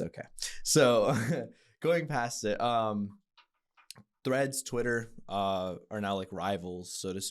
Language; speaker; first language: English; native; English